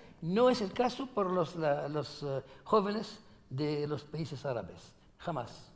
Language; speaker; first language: Spanish; non-native, fluent; Arabic